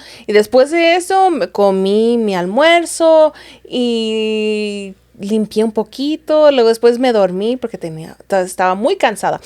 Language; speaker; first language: Spanish; early bilingual, heritage; Spanish